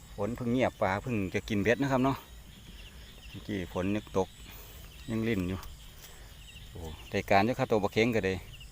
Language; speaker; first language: Thai; native; Thai